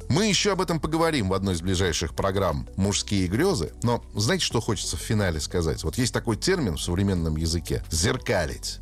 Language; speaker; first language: Russian; native; Russian